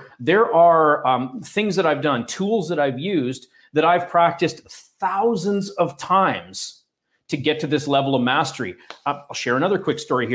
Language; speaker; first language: English; native; English